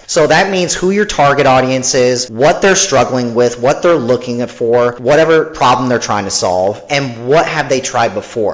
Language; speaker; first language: English; native; English